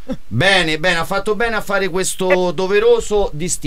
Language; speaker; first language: Italian; native; Italian